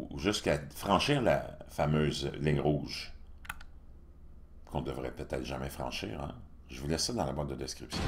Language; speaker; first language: French; native; French